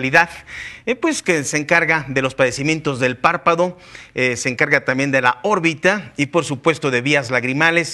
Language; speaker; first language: Spanish; native; Spanish